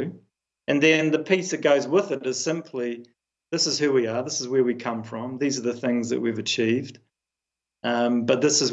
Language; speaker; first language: English; native; English